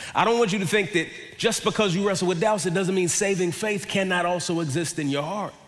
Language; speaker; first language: English; native; English